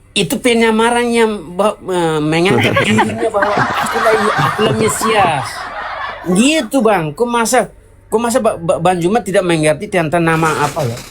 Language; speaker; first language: Indonesian; non-native, local second language; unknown